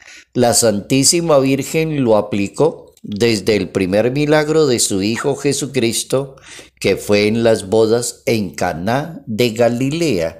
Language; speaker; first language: Spanish; native; Spanish